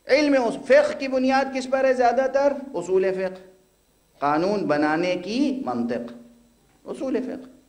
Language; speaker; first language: Urdu; native; Urdu